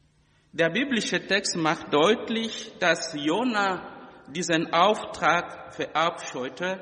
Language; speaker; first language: German; non-native, fluent; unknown